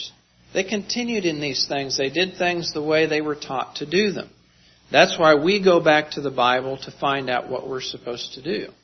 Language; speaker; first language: English; native; English